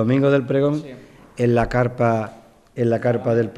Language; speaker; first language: Spanish; native; Spanish